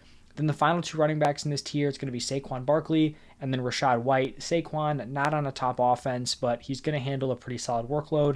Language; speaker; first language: English; native; English